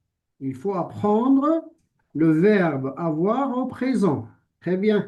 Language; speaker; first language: French; non-native, local second language; Arabic